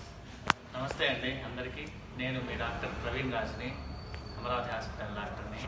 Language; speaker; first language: Telugu; native; Telugu